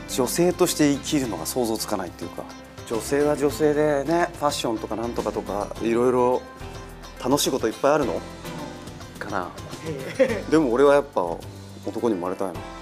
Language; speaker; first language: Japanese; native; Japanese